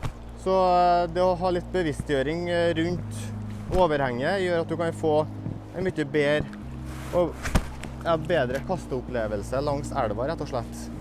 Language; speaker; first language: Norwegian; native; Norwegian